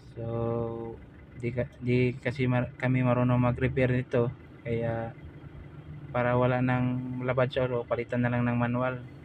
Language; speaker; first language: Filipino; non-native, local second language; Cebuano